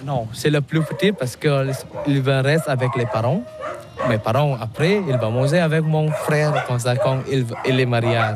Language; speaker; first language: French; non-native, learner; Balinese